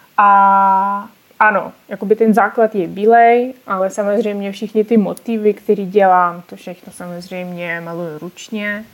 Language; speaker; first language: Czech; non-native, fluent; Russian